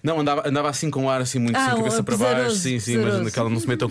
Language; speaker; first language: Portuguese; native; Portuguese